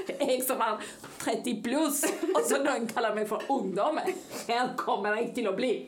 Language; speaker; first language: Norwegian; non-native, fluent; Spanish